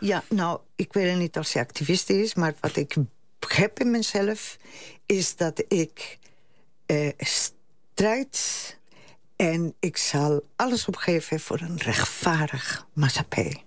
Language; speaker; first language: Dutch; non-native, fluent; Spanish